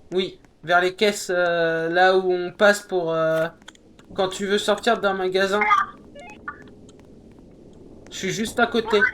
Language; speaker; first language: French; native; French